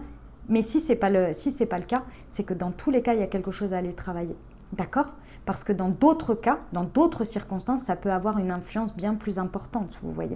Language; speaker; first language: French; native; French